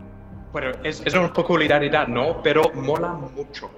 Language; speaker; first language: Spanish; non-native, fluent; English